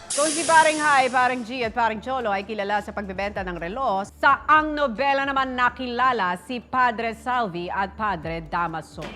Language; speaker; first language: Filipino; native; Filipino